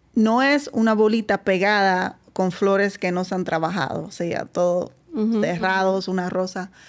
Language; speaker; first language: Spanish; non-native, fluent; Dutch